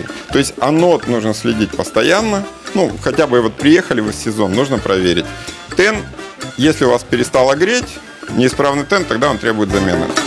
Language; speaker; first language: Russian; native; Russian